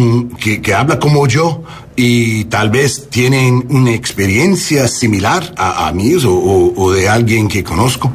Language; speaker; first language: Spanish; non-native, learner; English